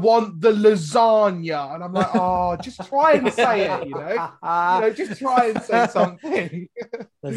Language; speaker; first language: English; native; English